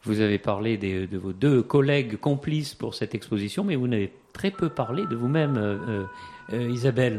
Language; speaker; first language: French; native; French